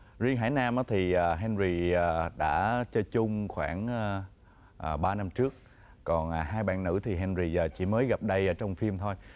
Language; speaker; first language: Vietnamese; early bilingual, heritage; Vietnamese